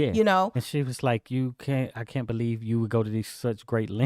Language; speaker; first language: English; native; English